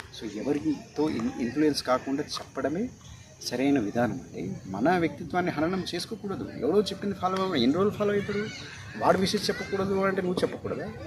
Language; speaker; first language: Telugu; non-native, local second language; Marathi